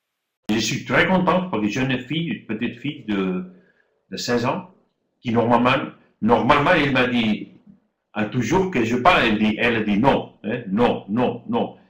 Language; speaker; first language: French; non-native, learner; Spanish